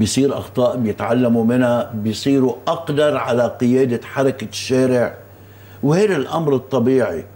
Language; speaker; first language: Arabic; native; Arabic